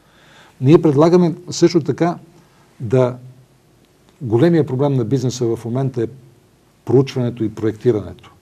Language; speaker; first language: Bulgarian; native; Bulgarian